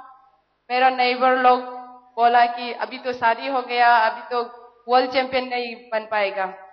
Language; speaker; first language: Hindi; non-native, local second language; Manipuri